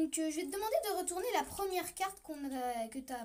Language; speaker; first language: French; native; French